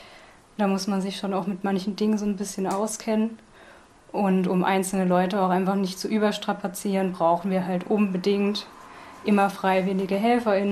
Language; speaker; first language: German; native; German